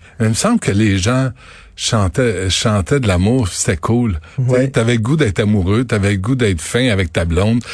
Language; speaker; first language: French; native; French